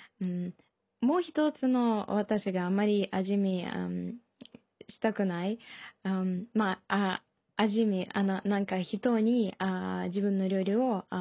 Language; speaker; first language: Japanese; non-native, learner; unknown